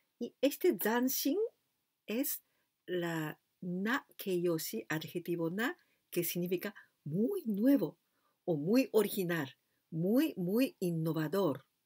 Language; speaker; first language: Spanish; non-native, fluent; Japanese